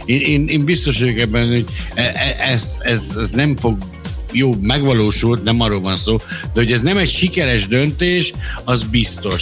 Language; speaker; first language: Hungarian; native; Hungarian